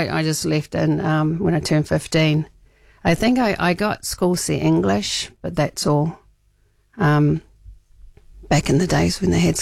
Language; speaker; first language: English; native; English